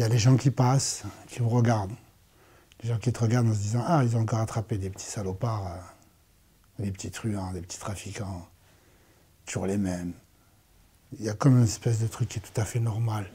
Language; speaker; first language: French; native; French